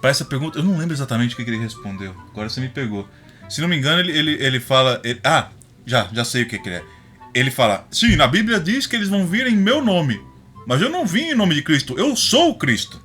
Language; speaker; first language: Portuguese; native; Portuguese